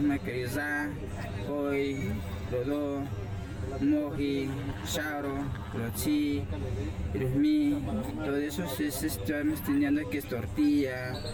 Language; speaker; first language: Spanish; non-native, local second language; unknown